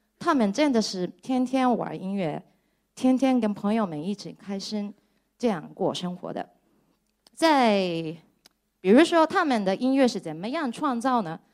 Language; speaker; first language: Chinese; non-native, fluent; Japanese